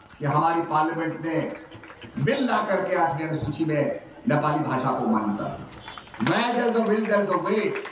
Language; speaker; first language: Hindi; native; Hindi